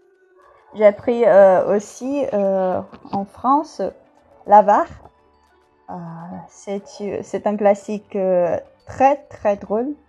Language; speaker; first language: French; non-native, fluent; Portuguese